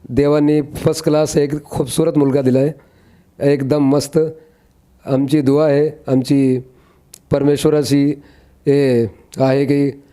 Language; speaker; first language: Marathi; non-native, local second language; Urdu